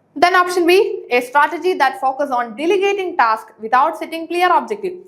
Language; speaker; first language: English; non-native, local second language; Malayalam